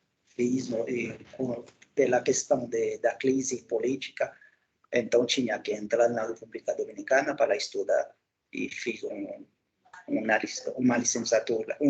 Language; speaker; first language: Portuguese; non-native, local second language; Haitian Creole